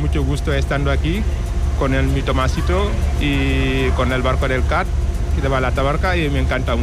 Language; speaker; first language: Spanish; non-native, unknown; Wolof